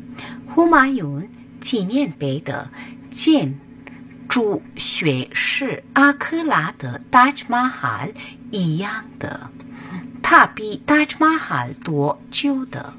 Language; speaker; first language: Chinese; non-native, learner; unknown